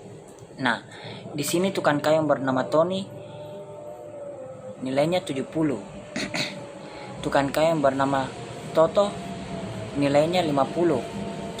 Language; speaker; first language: Indonesian; native; Indonesian